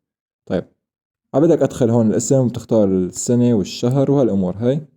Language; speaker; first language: Arabic; native; Arabic